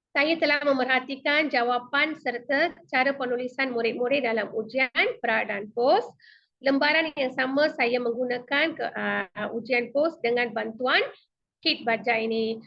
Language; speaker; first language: Malay; non-native, local second language; Tamil